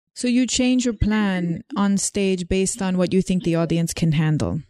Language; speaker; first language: English; non-native, fluent; Slovenian